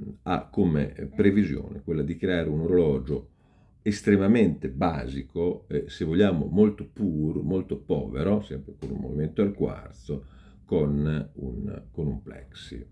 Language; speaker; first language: Italian; native; Italian